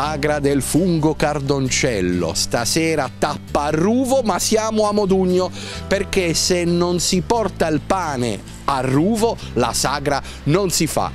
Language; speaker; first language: Italian; native; Italian